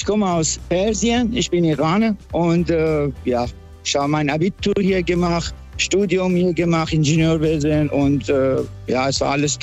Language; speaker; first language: German; non-native, fluent; Persian